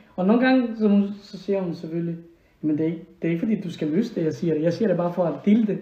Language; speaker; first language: Danish; non-native, fluent; Spanish